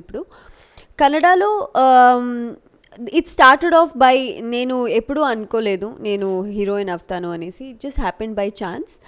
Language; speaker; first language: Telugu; non-native, local second language; Kannada